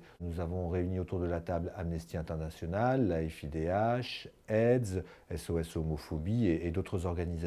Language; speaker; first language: French; native; French